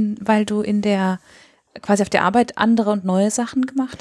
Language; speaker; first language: German; native; German